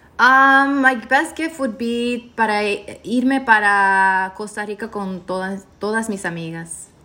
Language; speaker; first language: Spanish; early bilingual, heritage; Spanish